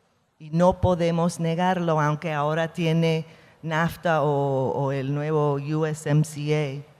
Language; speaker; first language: Spanish; non-native, fluent; English